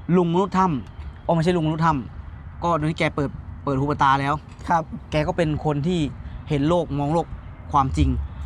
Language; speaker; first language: Thai; native; Thai